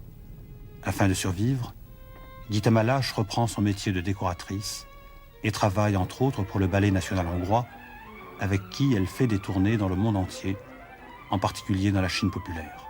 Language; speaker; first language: French; native; French